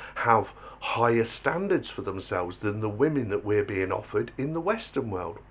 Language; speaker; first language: English; native; English